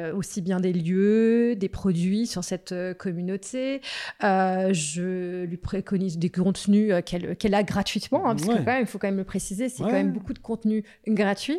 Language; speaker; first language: French; native; French